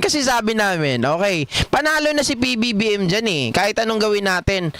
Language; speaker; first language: Filipino; native; Filipino